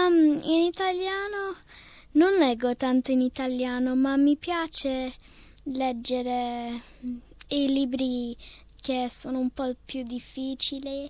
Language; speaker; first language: Italian; early bilingual, heritage; Italian